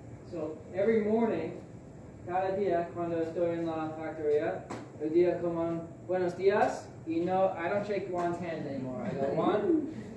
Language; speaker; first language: Spanish; non-native, learner; English